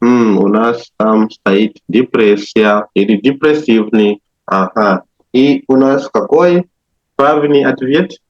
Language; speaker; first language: Russian; non-native, learner; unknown